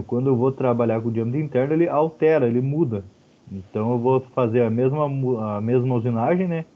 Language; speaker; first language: Portuguese; native; Portuguese